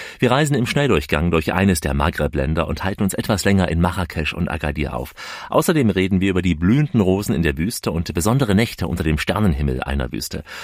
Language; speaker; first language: German; native; German